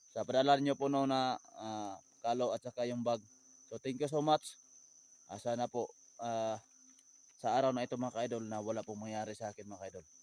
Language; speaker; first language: Filipino; non-native, local second language; Cebuano